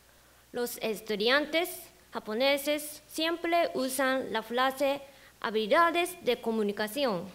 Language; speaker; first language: Spanish; non-native, fluent; Japanese